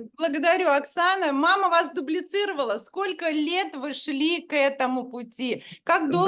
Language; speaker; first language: Russian; native; Russian